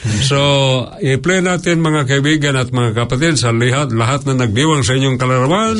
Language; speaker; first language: Filipino; non-native, local second language; Cebuano